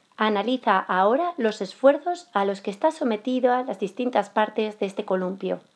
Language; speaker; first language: Spanish; native; Spanish